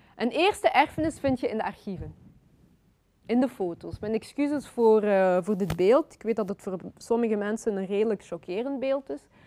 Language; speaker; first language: Dutch; early bilingual, other home language; Lingala